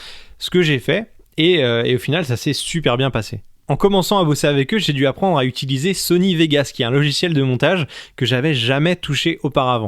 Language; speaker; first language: French; native; French